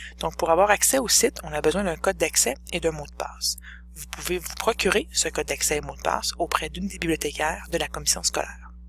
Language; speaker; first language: French; native; French